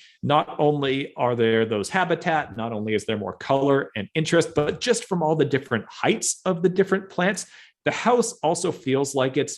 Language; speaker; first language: English; native; English